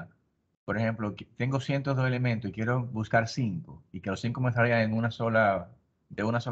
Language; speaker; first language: Spanish; native; Spanish